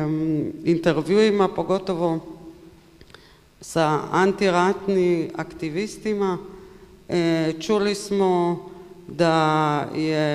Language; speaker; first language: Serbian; non-native, learner; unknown